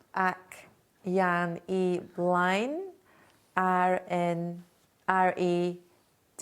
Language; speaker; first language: Welsh; non-native, learner; English